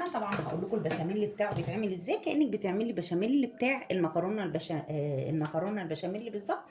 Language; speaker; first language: Arabic; native; Arabic